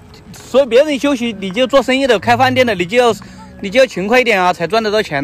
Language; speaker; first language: Chinese; native; Chinese